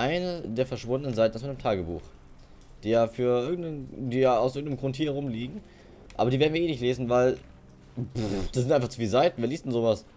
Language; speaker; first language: German; native; German